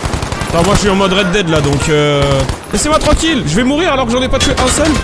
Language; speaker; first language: French; native; French